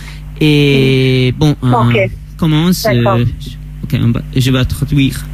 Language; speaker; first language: French; non-native, fluent; Italian